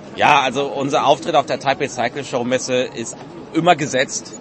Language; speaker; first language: German; native; German